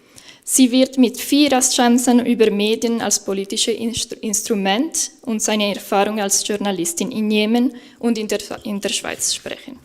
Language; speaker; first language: German; non-native, fluent; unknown